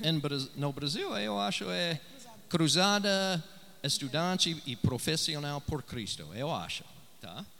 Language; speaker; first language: Portuguese; non-native, learner; English